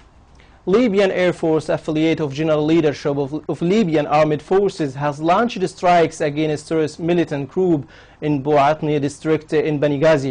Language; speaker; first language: English; non-native, local second language; Arabic